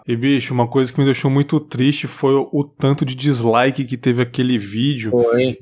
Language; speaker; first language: Portuguese; native; Portuguese